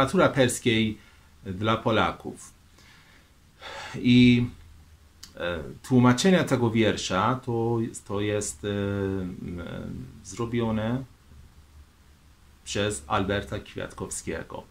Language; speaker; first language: Polish; non-native, fluent; Persian